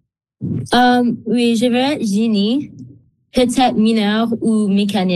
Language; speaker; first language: French; non-native, local second language; English